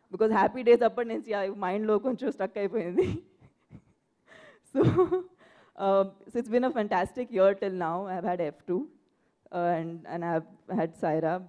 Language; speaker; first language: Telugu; non-native, fluent; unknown